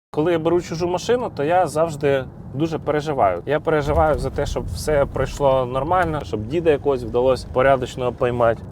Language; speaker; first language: Ukrainian; non-native, local second language; Russian